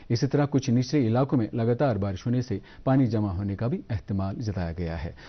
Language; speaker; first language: Hindi; non-native, local second language; Kashmiri